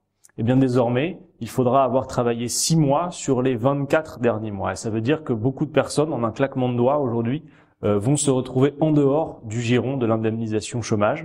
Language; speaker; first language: French; native; French